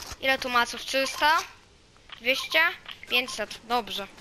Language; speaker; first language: Polish; native; Polish